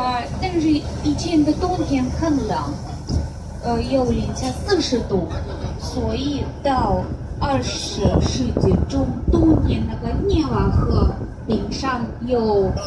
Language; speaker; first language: Chinese; non-native, fluent; Russian